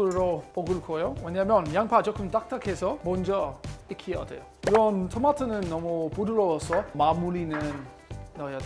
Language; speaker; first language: Korean; non-native, learner; English